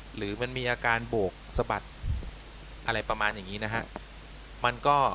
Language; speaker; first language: Thai; native; Thai